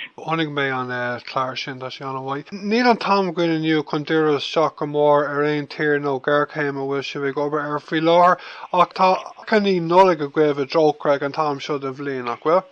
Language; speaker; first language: Irish; non-native, local second language; English